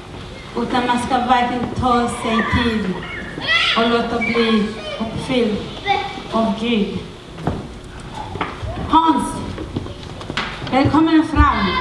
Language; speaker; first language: Swedish; native; Swedish